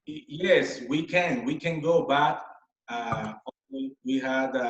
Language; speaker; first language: English; non-native, learner; Spanish